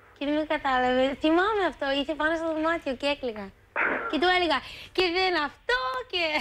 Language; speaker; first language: Greek; early bilingual, heritage; Greek